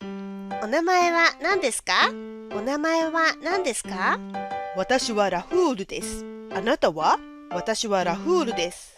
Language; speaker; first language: Japanese; non-native, fluent; Hindi